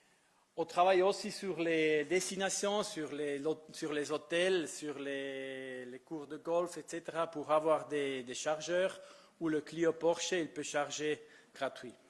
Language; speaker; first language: French; non-native, fluent; Italian